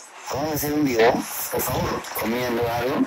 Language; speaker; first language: Spanish; non-native, fluent; English